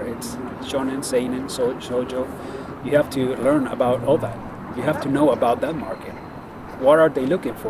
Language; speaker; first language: English; non-native, fluent; Spanish